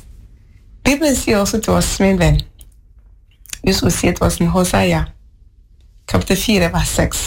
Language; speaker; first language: Norwegian; non-native, fluent; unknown